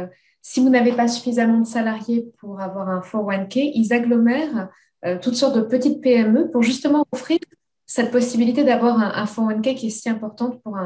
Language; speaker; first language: French; native; French